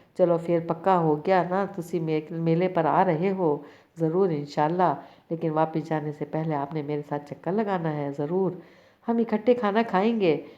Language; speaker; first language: Urdu; native; Urdu